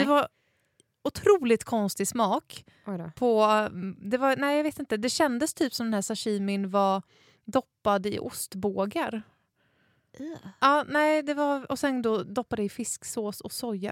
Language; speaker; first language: Swedish; native; Swedish